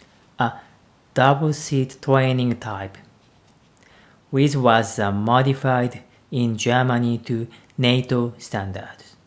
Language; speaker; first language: English; non-native, learner; Japanese